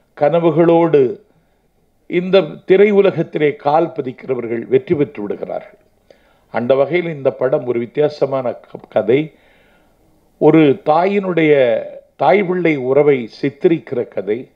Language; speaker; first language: Tamil; native; Tamil